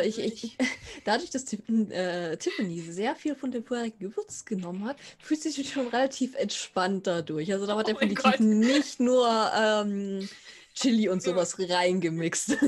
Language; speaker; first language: German; native; German